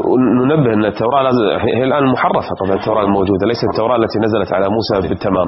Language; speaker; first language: Arabic; native; Arabic